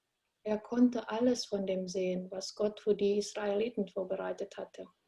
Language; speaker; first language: German; non-native, fluent; Indonesian